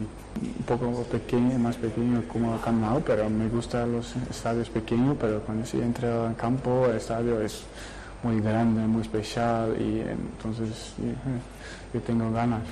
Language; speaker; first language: Spanish; non-native, learner; Dutch